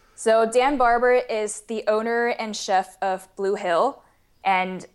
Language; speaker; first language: English; non-native, fluent; Chinese